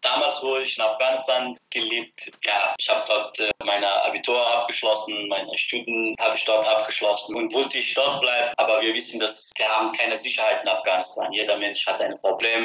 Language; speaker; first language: German; non-native, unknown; Persian